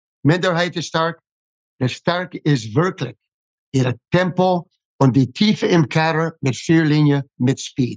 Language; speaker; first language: German; non-native, fluent; English